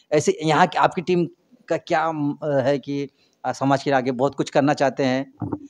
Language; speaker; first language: Hindi; native; Hindi